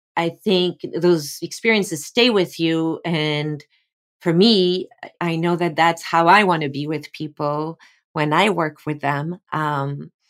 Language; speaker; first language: English; non-native, fluent; French